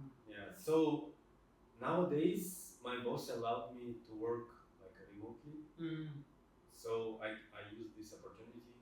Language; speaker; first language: English; non-native, fluent; Russian